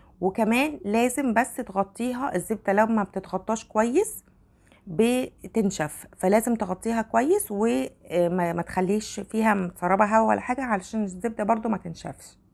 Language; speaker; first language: Arabic; native; Arabic